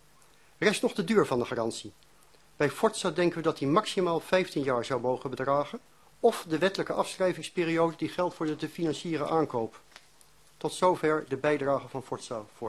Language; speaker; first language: Dutch; native; Dutch